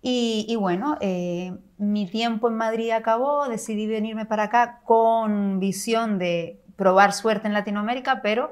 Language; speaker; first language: Spanish; native; Spanish